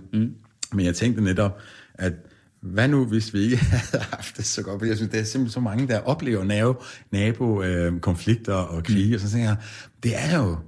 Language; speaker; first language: Danish; non-native, fluent; Persian